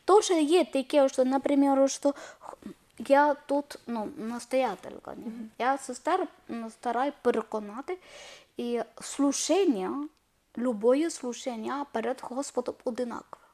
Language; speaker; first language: Ukrainian; non-native, learner; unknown